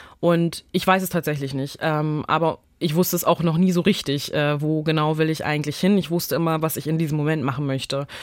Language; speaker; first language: German; early bilingual, other home language; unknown